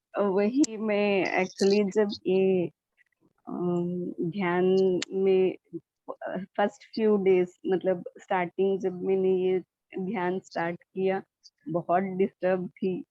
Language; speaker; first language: Hindi; non-native, local second language; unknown